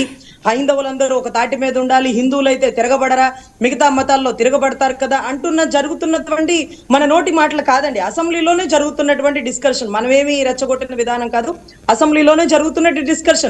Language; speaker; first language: Telugu; native; Telugu